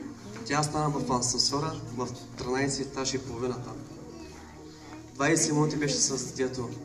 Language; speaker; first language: Bulgarian; non-native, local second language; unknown